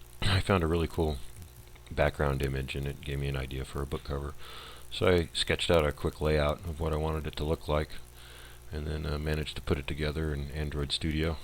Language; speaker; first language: English; native; English